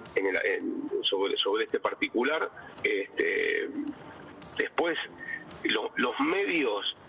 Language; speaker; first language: Spanish; native; Spanish